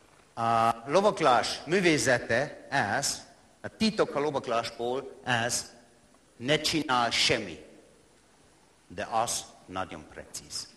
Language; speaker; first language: Hungarian; non-native, learner; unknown